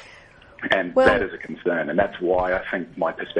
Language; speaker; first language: English; native; English